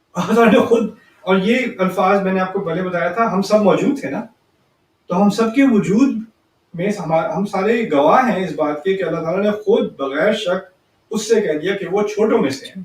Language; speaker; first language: Urdu; early bilingual, heritage; Urdu